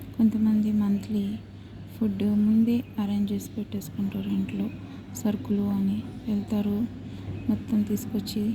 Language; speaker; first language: Telugu; non-native, local second language; Tamil